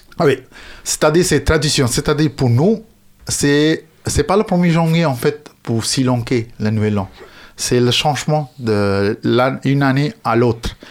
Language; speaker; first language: French; non-native, fluent; Sinhala